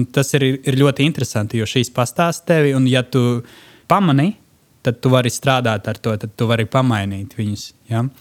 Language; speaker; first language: Latvian; non-native, local second language; Russian